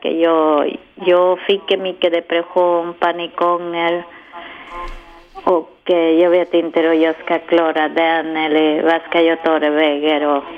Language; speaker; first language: Swedish; non-native, learner; Spanish